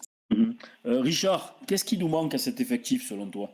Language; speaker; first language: French; native; French